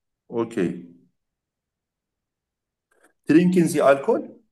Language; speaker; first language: German; non-native, learner; Turkish